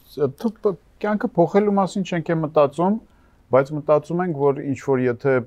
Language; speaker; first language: Armenian; native; Armenian